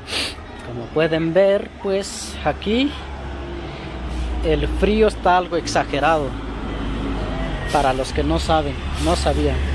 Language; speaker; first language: Spanish; native; Spanish